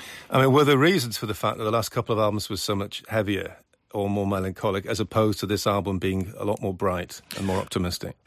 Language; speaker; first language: English; native; English